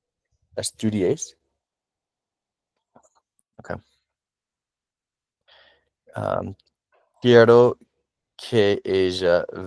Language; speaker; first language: Spanish; non-native, learner; English